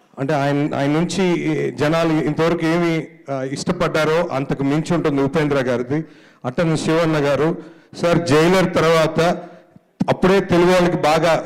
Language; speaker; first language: Telugu; native; Telugu